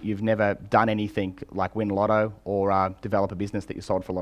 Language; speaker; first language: English; native; English